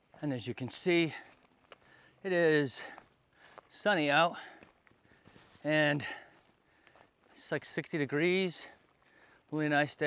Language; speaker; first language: English; native; English